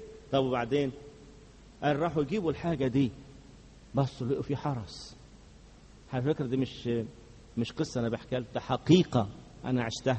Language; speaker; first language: Arabic; native; Arabic